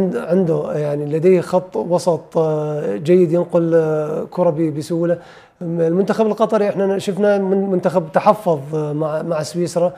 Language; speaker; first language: Arabic; native; Arabic